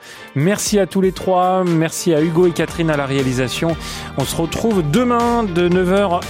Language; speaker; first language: French; native; French